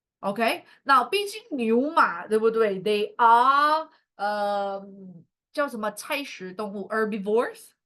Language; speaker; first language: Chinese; native; Chinese